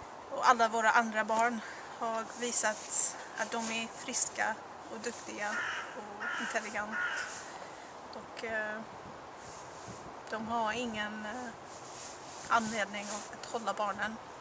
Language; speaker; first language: Swedish; non-native, learner; Arabic